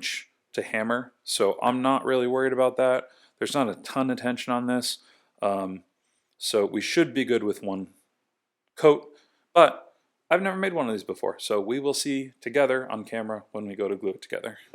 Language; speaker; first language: English; native; English